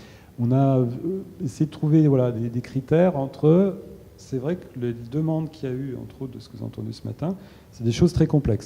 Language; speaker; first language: French; native; French